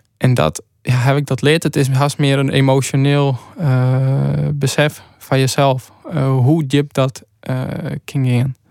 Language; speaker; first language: Dutch; non-native, local second language; Western Frisian